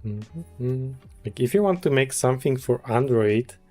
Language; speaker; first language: English; non-native, fluent; Polish